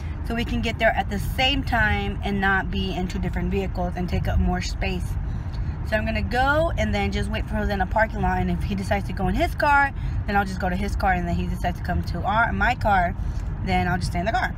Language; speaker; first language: English; native; English